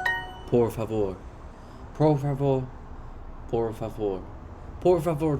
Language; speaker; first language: Spanish; non-native, learner; English